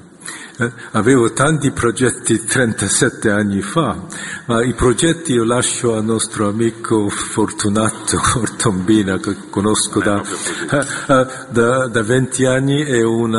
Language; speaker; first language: Italian; non-native, fluent; Korean